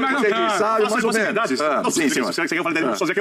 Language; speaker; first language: Portuguese; native; Portuguese